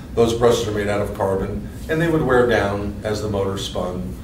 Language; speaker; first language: English; native; English